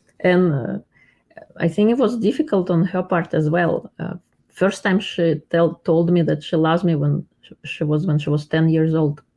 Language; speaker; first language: English; non-native, fluent; Russian